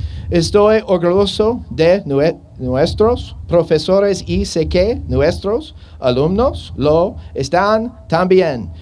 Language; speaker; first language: Spanish; non-native, learner; English